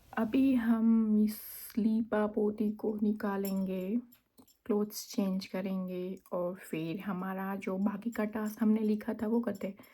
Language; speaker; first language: Hindi; non-native, local second language; Gujarati